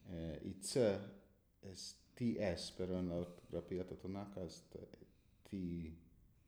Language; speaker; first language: Spanish; non-native, fluent; English